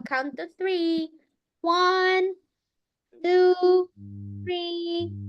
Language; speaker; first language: English; non-native, fluent; Indonesian